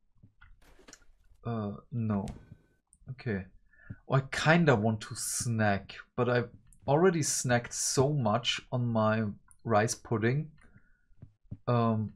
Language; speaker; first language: English; early bilingual, other home language; Turkish